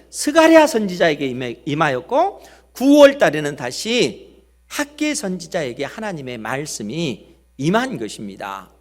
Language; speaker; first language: Korean; native; Korean